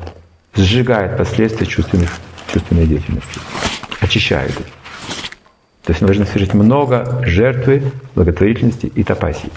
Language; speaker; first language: Russian; native; Russian